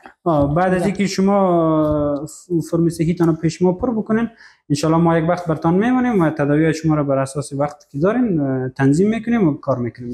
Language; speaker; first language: Persian; native; Persian